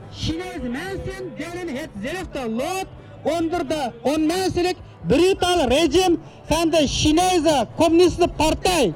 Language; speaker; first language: Dutch; non-native, learner; Uyghur